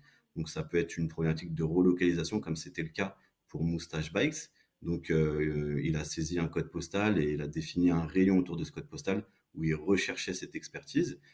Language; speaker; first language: French; native; French